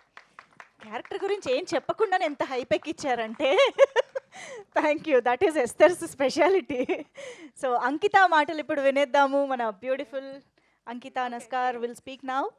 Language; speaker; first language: Telugu; native; Telugu